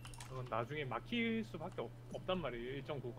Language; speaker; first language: Korean; native; Korean